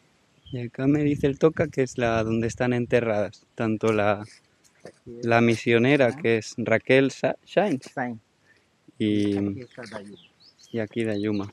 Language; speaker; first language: Spanish; native; Spanish